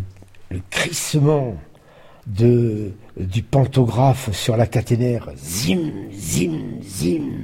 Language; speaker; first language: French; native; French